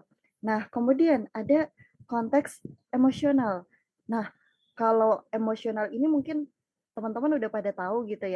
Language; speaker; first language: Indonesian; native; Indonesian